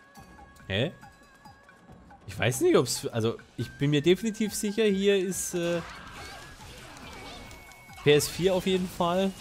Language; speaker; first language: German; native; German